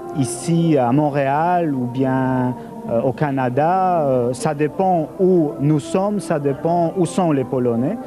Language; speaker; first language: French; non-native, fluent; Polish